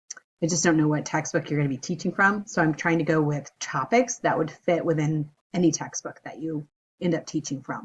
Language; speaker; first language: English; native; English